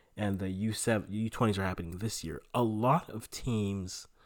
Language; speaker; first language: English; early bilingual, other home language; French